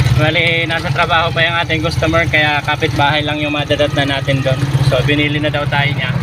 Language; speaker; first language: Filipino; native; Filipino